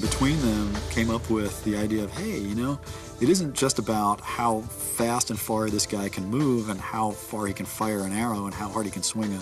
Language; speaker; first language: English; native; English